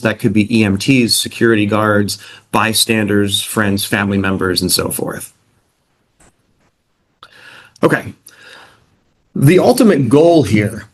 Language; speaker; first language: English; native; English